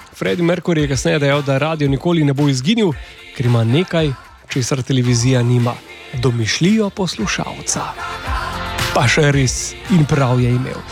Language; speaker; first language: Slovenian; native; Slovenian